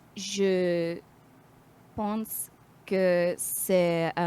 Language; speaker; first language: French; non-native, learner; English